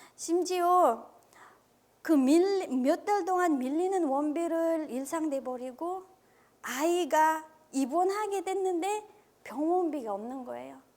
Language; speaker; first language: Korean; non-native, fluent; Filipino